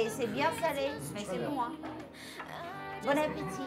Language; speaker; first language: French; non-native, learner; English